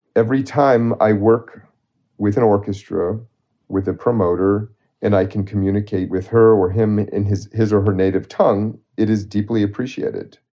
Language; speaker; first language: English; native; English